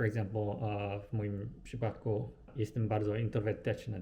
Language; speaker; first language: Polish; non-native, learner; Japanese